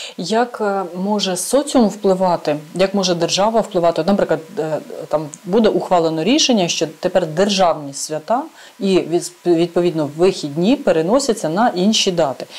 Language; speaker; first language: Ukrainian; native; Ukrainian